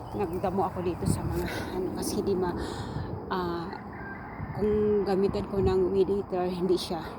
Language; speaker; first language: Filipino; non-native, local second language; Cebuano